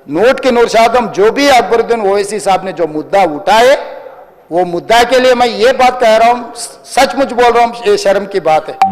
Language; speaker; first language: Hindi; non-native, local second language; Telugu